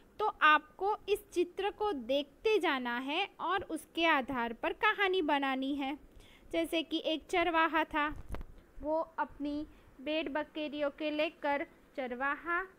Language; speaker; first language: Hindi; non-native, local second language; Gujarati